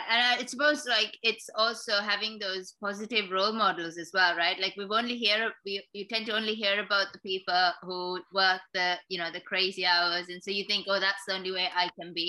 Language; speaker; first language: English; non-native, local second language; Sinhala